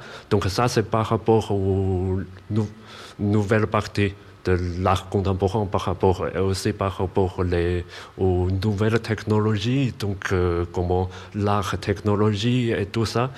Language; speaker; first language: French; non-native, learner; Chinese